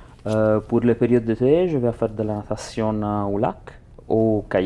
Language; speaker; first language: French; non-native, learner; Italian